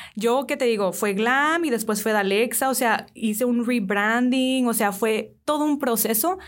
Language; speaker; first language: Spanish; early bilingual, heritage; Spanish